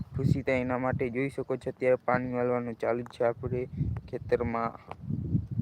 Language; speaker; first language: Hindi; non-native, local second language; Gujarati